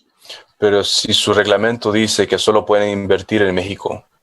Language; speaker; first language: Spanish; non-native, fluent; English